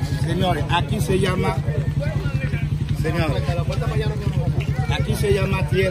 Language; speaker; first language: Spanish; non-native, fluent; Haitian Creole